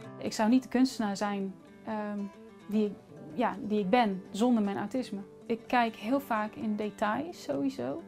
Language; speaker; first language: Dutch; non-native, fluent; English